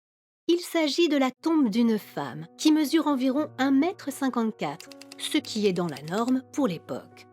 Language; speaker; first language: French; native; French